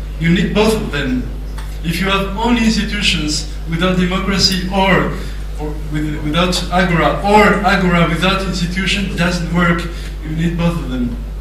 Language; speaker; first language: English; non-native, fluent; French